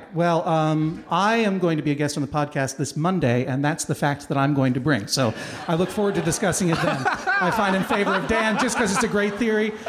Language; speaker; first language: English; native; English